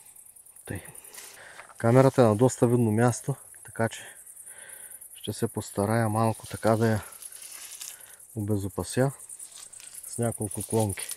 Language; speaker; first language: Bulgarian; native; Bulgarian